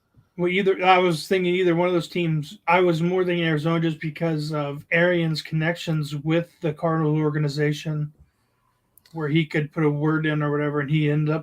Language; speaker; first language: English; native; English